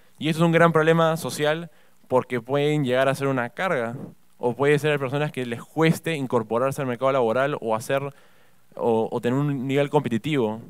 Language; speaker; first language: Spanish; native; Spanish